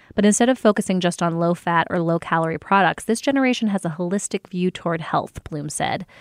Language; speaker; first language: English; native; English